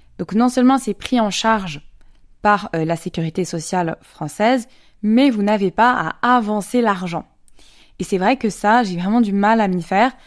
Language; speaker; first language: French; native; French